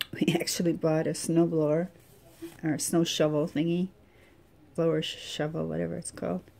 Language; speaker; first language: English; native; English